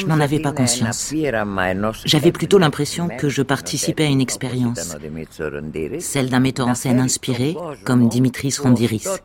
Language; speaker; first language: French; non-native, fluent; Greek